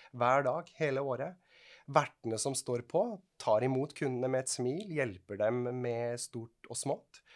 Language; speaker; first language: Norwegian; non-native, fluent; Swiss German